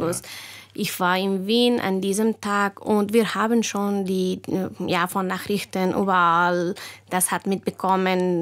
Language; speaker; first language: German; non-native, learner; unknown